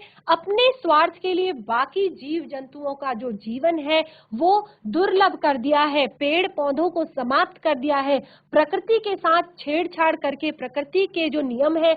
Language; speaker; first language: Hindi; native; Hindi